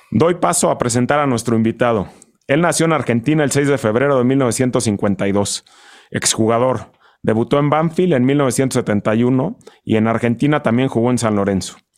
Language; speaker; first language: Spanish; native; Spanish